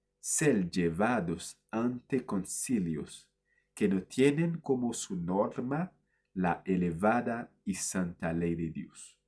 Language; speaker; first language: Spanish; non-native, fluent; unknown